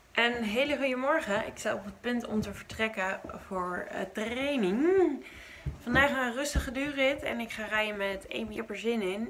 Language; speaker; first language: Dutch; native; Dutch